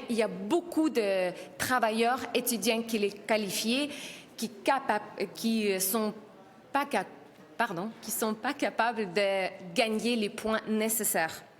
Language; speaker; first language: French; non-native, learner; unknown